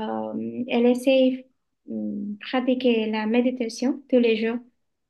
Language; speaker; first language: French; non-native, learner; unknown